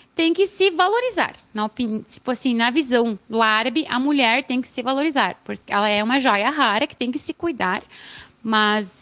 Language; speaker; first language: Portuguese; non-native, fluent; Arabic